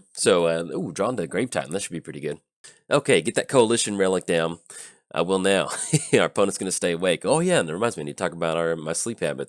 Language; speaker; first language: English; native; English